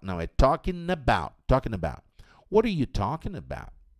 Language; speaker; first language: English; non-native, fluent; Portuguese